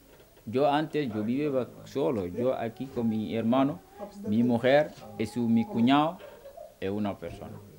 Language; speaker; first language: Spanish; non-native, local second language; Wolof